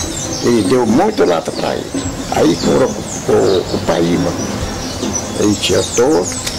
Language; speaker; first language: Portuguese; non-native, local second language; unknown